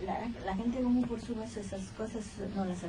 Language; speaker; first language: Spanish; non-native, fluent; Italian